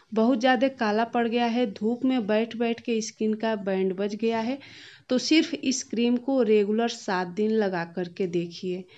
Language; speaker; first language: Hindi; native; Hindi